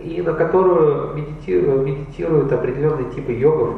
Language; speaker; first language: Russian; native; Russian